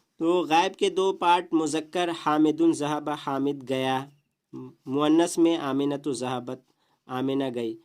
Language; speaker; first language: Urdu; native; Urdu